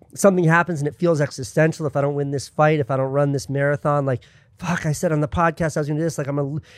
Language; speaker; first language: English; native; English